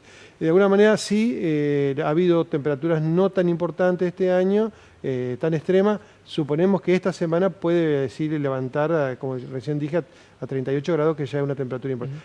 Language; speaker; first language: Spanish; native; Spanish